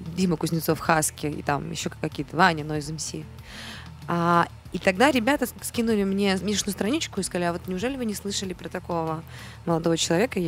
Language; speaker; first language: Russian; native; Russian